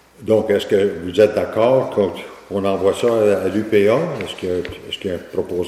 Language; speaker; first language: French; native; French